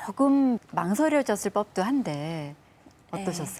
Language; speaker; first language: Korean; native; Korean